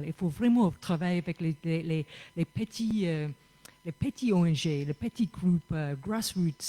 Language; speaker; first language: French; non-native, fluent; English